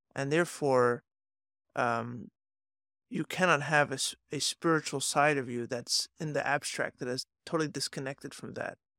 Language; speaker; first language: English; native; English